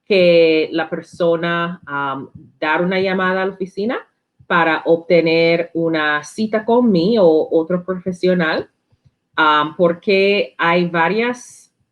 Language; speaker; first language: Spanish; non-native, learner; English